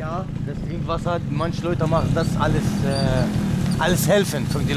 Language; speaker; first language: German; non-native, learner; Arabic